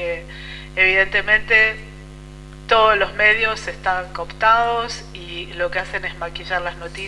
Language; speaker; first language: Spanish; native; Spanish